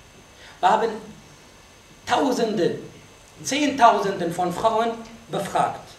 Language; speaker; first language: German; non-native, fluent; Arabic